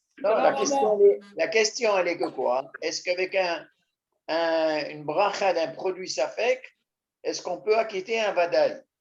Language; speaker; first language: French; native; French